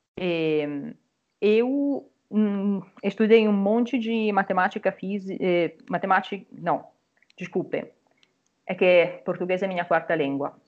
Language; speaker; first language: Portuguese; non-native, fluent; Italian